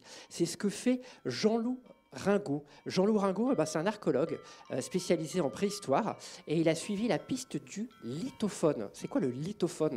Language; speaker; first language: French; native; French